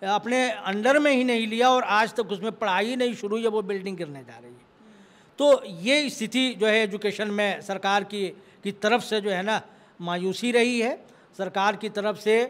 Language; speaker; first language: Hindi; native; Hindi